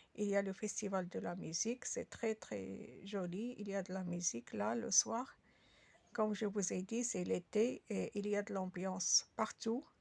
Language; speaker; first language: French; non-native, local second language; Arabic